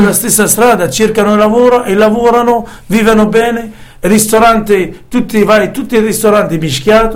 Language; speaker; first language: Italian; non-native, learner; Arabic